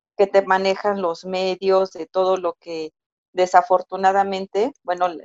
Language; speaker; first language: Spanish; native; Spanish